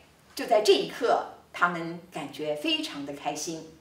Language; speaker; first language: Chinese; native; Chinese